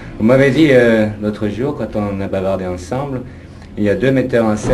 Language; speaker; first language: French; native; French